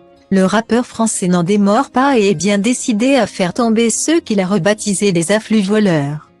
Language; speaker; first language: French; native; French